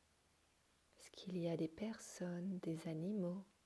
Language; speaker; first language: French; native; French